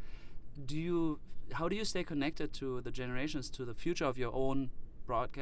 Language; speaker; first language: English; non-native, fluent; German